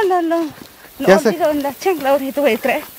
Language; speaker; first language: Spanish; non-native, local second language; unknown